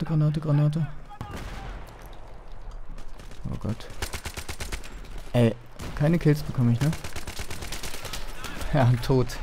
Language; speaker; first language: German; native; German